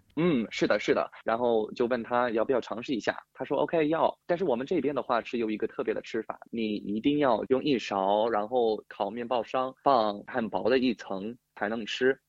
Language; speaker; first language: Chinese; early bilingual, heritage; Chinese